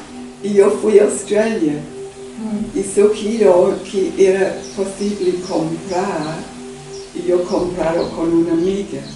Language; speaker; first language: Spanish; non-native, learner; English